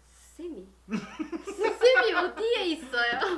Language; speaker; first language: Korean; non-native, learner; Japanese